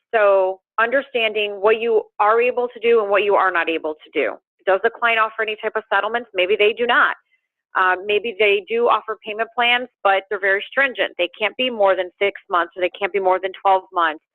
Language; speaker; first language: English; native; English